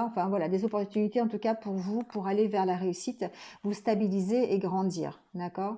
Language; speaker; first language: French; native; French